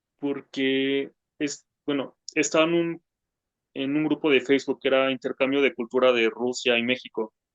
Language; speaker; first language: Spanish; native; Spanish